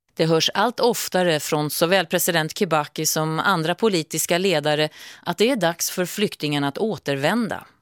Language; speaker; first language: Swedish; native; Swedish